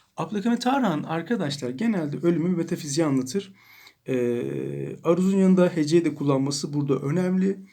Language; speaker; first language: Turkish; native; Turkish